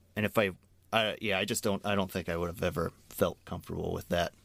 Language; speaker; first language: English; native; English